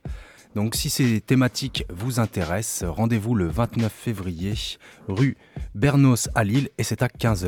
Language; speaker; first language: French; native; French